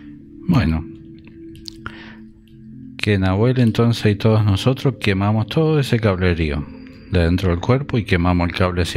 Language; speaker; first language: Spanish; native; Spanish